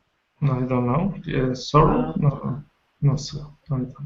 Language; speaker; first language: English; non-native, learner; Spanish